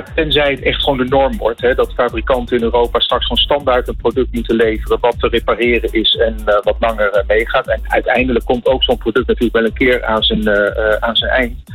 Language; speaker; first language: Dutch; native; Dutch